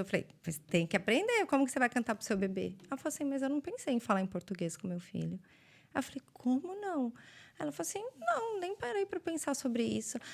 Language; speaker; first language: Portuguese; native; Portuguese